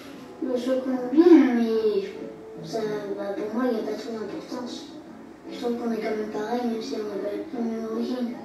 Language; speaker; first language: French; early bilingual, other home language; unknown